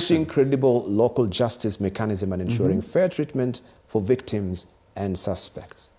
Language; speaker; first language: English; non-native, local second language; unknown